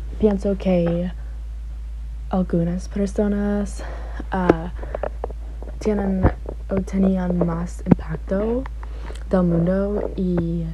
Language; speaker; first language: Spanish; non-native, learner; English